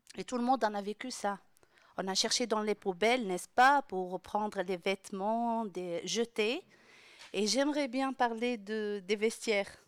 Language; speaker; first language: French; non-native, local second language; Arabic